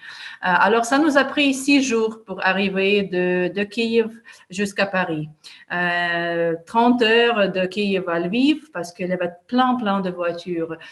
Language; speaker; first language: French; non-native, fluent; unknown